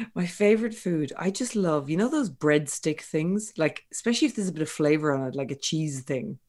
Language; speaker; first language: English; native; English